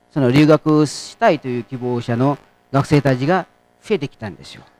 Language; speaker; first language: Japanese; non-native, fluent; Nepali